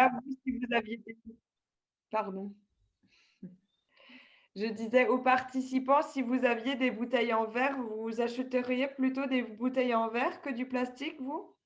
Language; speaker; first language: French; native; French